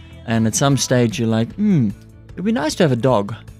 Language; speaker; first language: English; non-native, local second language; Afrikaans